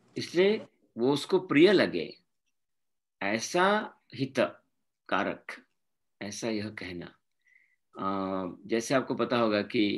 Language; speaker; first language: Hindi; non-native, local second language; Marathi